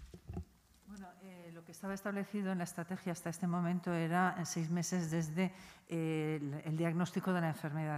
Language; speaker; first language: Spanish; native; Spanish